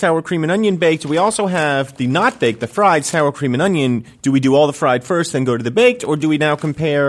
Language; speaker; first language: English; native; English